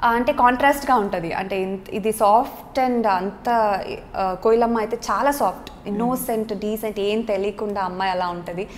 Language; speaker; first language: Telugu; non-native, local second language; Kannada